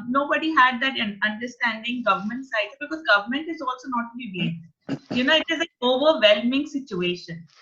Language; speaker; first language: English; non-native, local second language; Punjabi